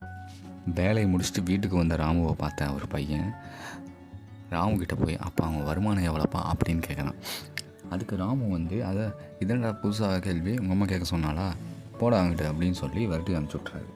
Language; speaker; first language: Tamil; native; Tamil